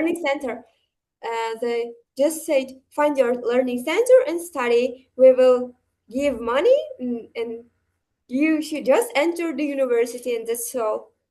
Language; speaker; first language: English; non-native, learner; Uzbek